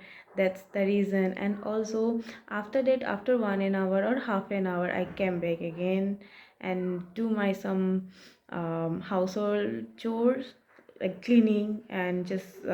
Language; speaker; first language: English; non-native, learner; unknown